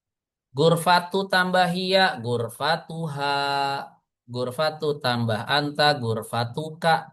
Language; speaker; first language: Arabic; non-native, fluent; Indonesian